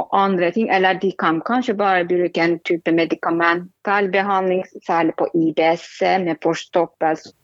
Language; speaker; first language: Norwegian; non-native, fluent; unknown